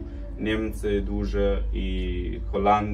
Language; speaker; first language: Polish; non-native, learner; Arabic